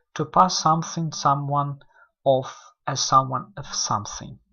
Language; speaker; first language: English; non-native, fluent; Russian